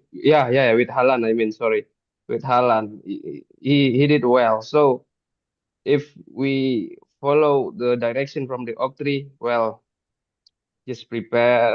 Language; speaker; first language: English; non-native, fluent; Indonesian